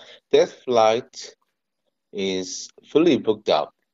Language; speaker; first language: English; non-native, learner; Korean